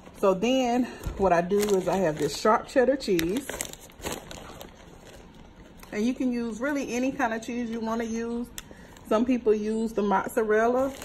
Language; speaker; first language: English; native; English